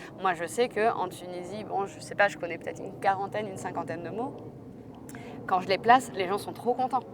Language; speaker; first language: French; native; French